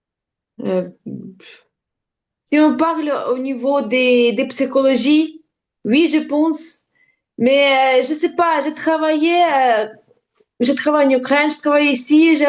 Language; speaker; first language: French; non-native, learner; Ukrainian